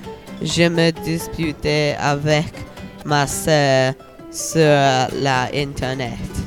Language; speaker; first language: French; non-native, learner; English